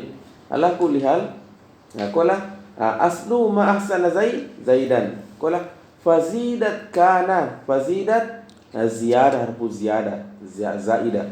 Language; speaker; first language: Arabic; non-native, fluent; Indonesian